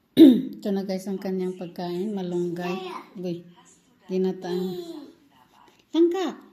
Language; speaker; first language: Filipino; non-native, local second language; Cebuano